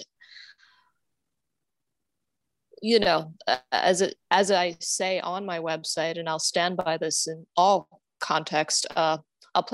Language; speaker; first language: English; non-native, fluent; German